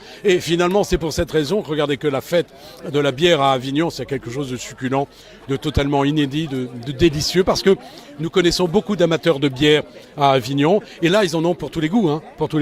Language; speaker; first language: French; native; French